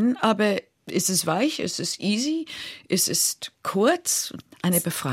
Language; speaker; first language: German; non-native, fluent; English